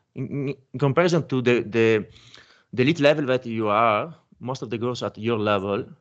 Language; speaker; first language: English; non-native, fluent; Italian